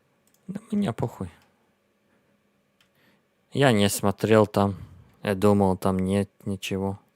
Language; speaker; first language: Russian; non-native, learner; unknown